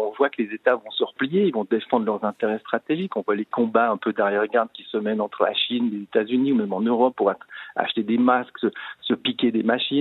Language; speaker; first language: French; native; French